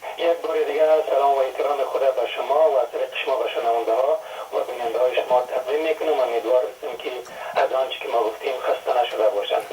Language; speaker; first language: Persian; native; Persian